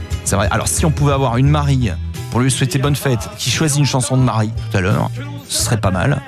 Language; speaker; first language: French; native; French